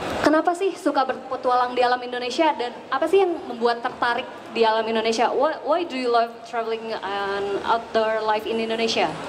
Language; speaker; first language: Indonesian; native; Indonesian